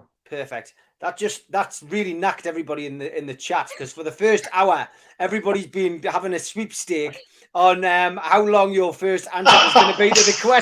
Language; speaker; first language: English; native; English